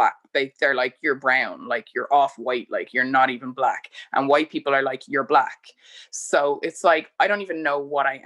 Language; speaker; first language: English; native; English